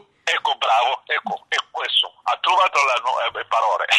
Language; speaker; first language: Italian; non-native, learner; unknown